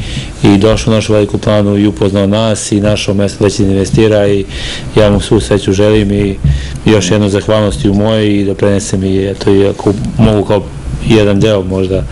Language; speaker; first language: Serbian; native; Serbian